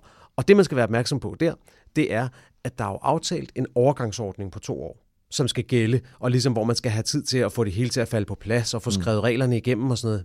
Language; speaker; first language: Danish; native; Danish